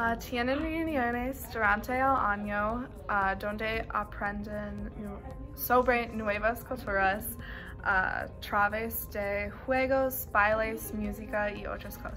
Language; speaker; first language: Spanish; non-native, learner; English